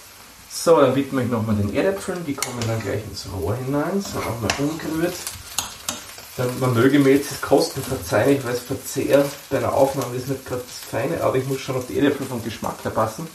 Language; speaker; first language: German; native; German